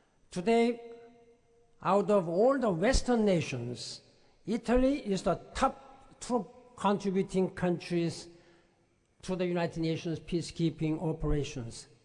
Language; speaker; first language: English; non-native, fluent; Korean